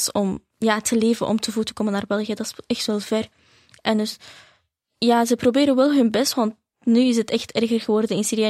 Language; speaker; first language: Dutch; early bilingual, other home language; Arabic